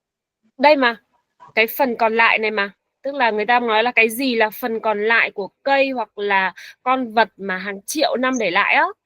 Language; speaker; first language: Vietnamese; native; Vietnamese